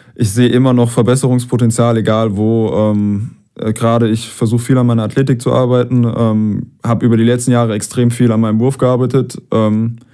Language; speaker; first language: German; native; German